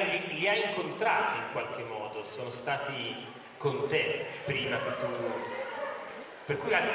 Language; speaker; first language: Italian; native; Italian